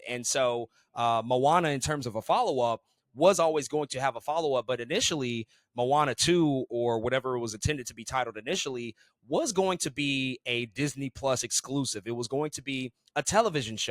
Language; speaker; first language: English; native; English